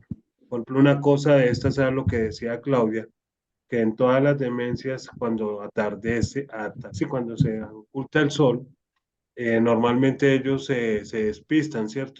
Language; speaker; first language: Spanish; native; Spanish